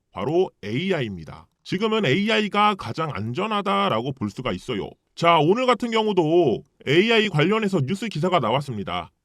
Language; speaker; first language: Korean; early bilingual, heritage; Korean